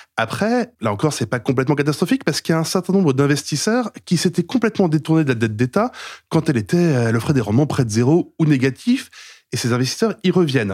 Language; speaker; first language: French; native; French